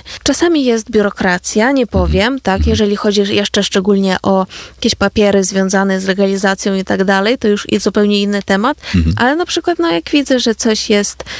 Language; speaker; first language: Polish; non-native, fluent; Ukrainian